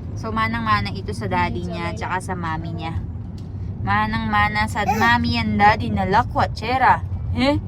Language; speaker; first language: Filipino; non-native, local second language; Cebuano